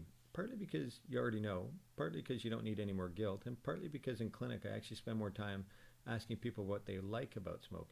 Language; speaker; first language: English; native; English